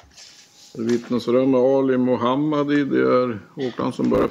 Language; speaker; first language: Swedish; native; Swedish